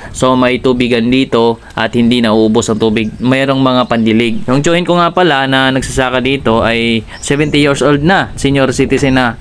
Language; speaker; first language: Filipino; native; Filipino